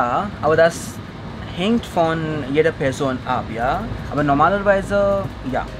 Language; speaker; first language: German; non-native, fluent; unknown